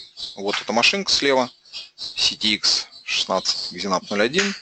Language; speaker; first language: Russian; native; Russian